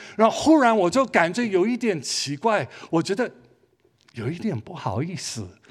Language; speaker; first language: Chinese; early bilingual, other home language; English